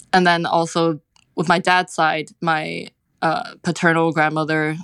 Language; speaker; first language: English; non-native, local second language; Cantonese